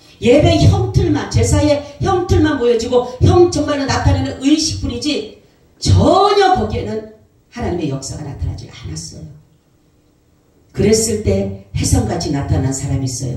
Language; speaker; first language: Korean; native; Korean